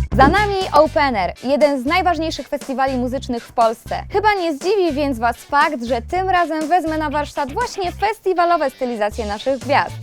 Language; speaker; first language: Polish; native; Polish